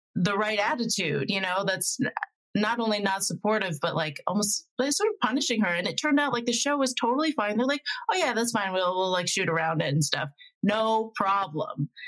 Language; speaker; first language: English; native; English